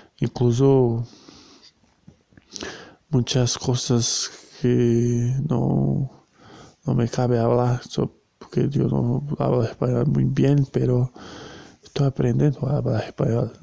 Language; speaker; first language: Spanish; non-native, learner; Portuguese